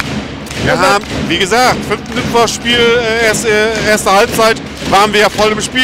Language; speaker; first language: German; native; German